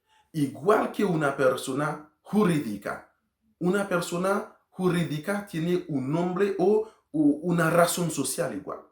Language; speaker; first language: Spanish; non-native, learner; Haitian Creole